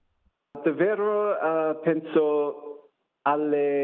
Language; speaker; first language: Italian; non-native, learner; English